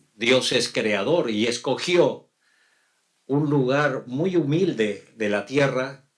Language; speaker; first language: Spanish; native; Spanish